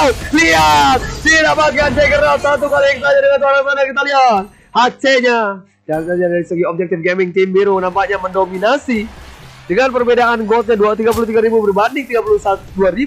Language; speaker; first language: Indonesian; native; Indonesian